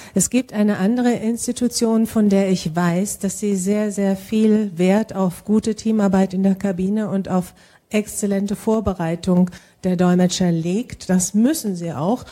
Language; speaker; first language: German; native; German